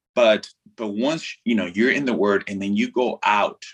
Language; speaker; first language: English; non-native, fluent; Spanish